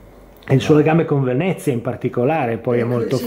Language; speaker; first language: Italian; native; Italian